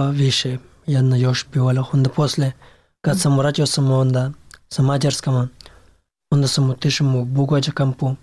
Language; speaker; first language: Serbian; non-native, learner; Pashto